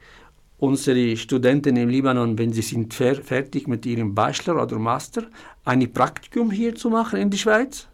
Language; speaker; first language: German; non-native, fluent; Arabic